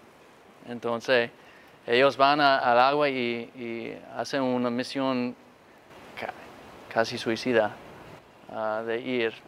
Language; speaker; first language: Spanish; non-native, fluent; English